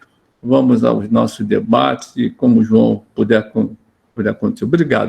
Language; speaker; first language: Portuguese; native; Portuguese